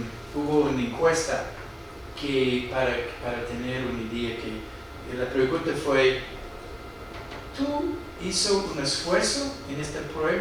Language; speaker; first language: Spanish; non-native, fluent; English